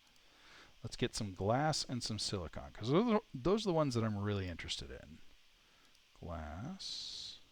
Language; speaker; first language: English; native; English